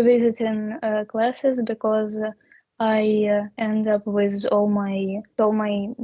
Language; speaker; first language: English; non-native, learner; Russian